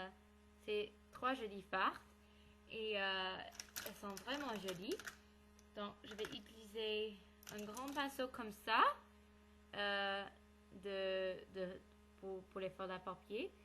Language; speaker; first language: French; non-native, learner; English